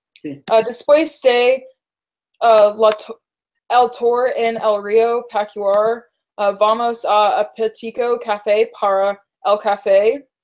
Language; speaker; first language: Spanish; non-native, learner; English